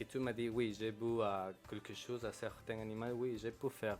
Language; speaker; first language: French; non-native, local second language; Spanish